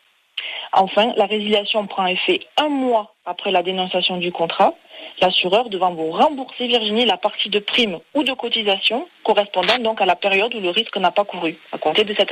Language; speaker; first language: French; native; French